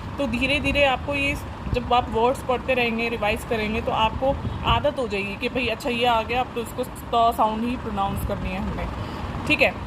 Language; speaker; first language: Hindi; native; Hindi